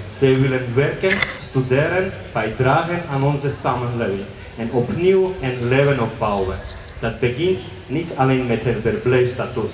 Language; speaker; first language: Dutch; non-native, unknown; Georgian